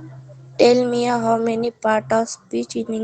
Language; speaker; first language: English; non-native, learner; Marathi